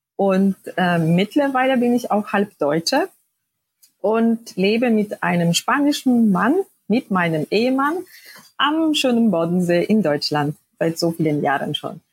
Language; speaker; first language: German; non-native, fluent; Polish